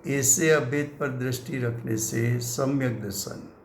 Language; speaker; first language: Hindi; non-native, local second language; Gujarati